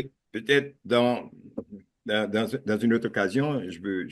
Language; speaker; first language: French; non-native, local second language; Haitian Creole